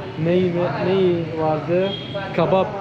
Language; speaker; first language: Turkish; non-native, learner; Arabic